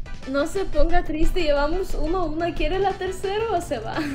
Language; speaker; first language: Spanish; non-native, fluent; Russian